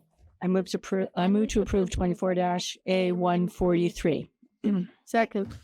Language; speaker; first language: English; native; English